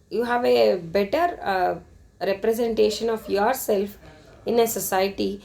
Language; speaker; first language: English; non-native, local second language; Kannada